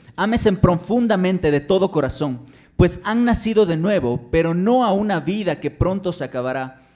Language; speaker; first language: Spanish; native; Spanish